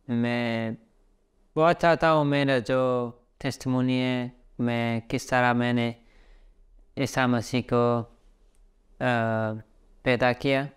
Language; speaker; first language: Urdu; early bilingual, other home language; Pashto